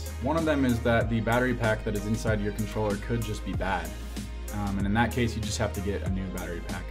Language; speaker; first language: English; native; English